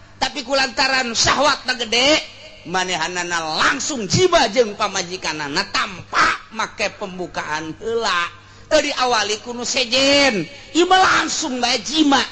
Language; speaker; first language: Sundanese; native; Sundanese